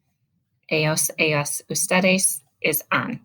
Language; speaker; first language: Spanish; non-native, learner; English